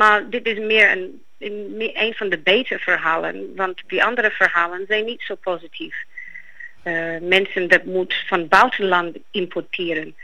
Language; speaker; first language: Dutch; non-native, fluent; Greek